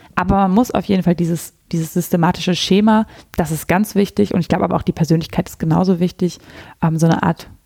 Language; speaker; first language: German; native; German